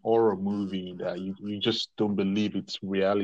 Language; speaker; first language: English; non-native, local second language; Yoruba